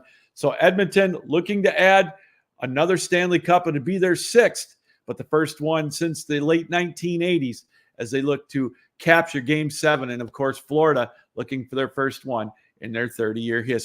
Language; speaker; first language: English; native; English